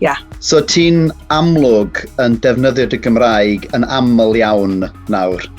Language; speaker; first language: Welsh; native; Welsh